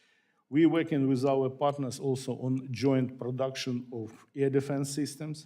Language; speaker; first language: English; non-native, fluent; Ukrainian